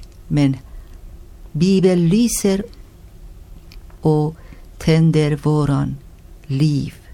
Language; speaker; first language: Swedish; non-native, learner; Persian